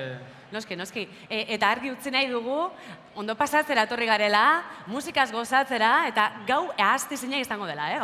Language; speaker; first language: Basque; native; Basque